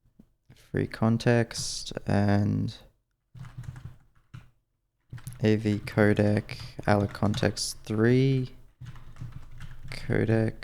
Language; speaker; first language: English; native; English